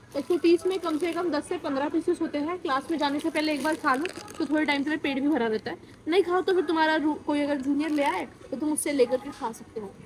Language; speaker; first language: Hindi; non-native, local second language; Marathi